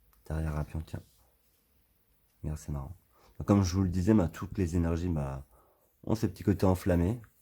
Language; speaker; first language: French; native; French